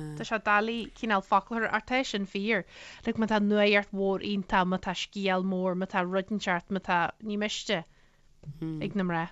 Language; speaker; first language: Irish; native; Irish